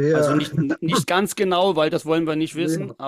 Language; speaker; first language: German; native; German